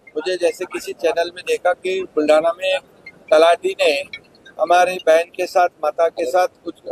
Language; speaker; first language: Hindi; non-native, local second language; Marathi